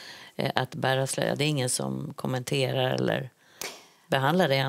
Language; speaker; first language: Swedish; native; Swedish